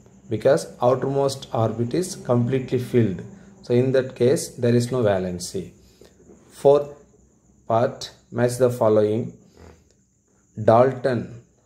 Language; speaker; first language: English; non-native, local second language; Tamil